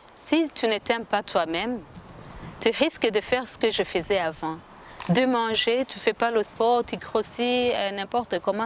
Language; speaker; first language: French; non-native, local second language; Kinyarwanda